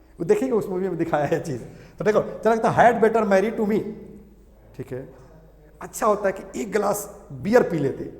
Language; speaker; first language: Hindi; native; Hindi